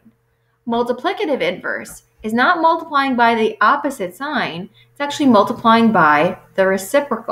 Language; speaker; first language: English; native; English